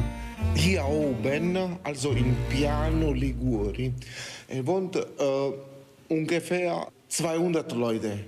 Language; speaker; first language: German; non-native, learner; Italian